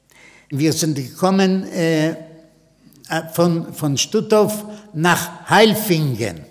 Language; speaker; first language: German; non-native, fluent; Yiddish